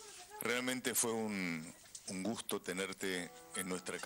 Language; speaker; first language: Spanish; native; Spanish